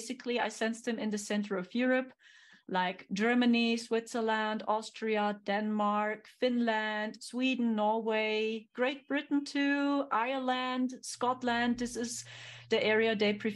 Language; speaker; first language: English; non-native, fluent; German